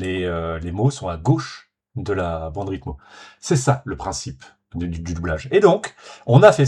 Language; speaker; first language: French; native; French